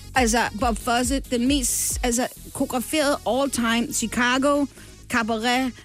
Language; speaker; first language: Danish; early bilingual, other home language; English